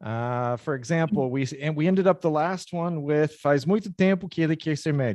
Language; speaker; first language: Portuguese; non-native, fluent; English